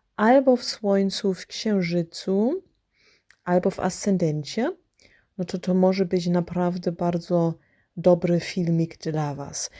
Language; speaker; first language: Polish; early bilingual, heritage; Polish